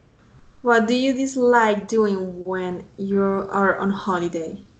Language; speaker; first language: English; non-native, fluent; Spanish